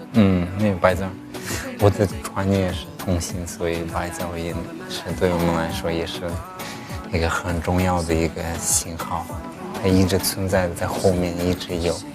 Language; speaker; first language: Chinese; non-native, fluent; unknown